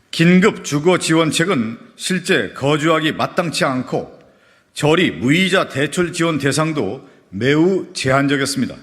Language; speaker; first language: Korean; native; Korean